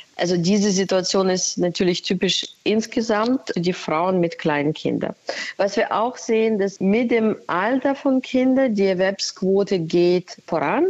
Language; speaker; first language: German; non-native, fluent; Ukrainian